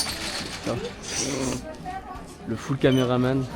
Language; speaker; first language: French; native; French